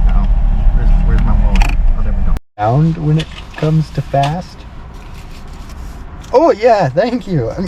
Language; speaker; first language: English; native; English